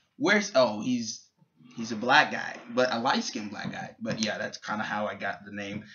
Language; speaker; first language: English; native; English